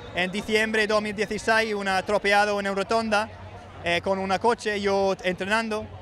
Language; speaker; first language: Spanish; non-native, fluent; English